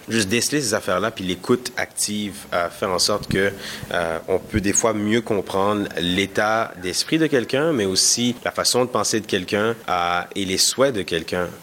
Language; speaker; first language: French; early bilingual, other home language; Kinyarwanda